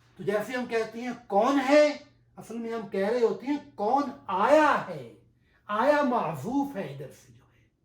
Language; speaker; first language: Urdu; native; Urdu